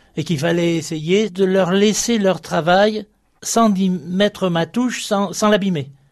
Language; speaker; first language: French; native; French